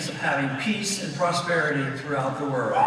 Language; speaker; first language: English; native; English